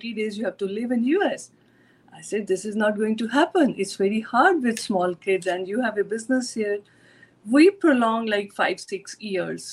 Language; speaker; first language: English; non-native, local second language; Hindi